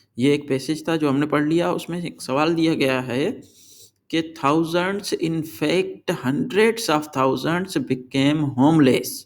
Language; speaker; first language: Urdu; non-native, local second language; Sindhi